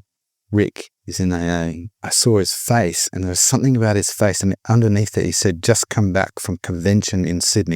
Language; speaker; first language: English; native; English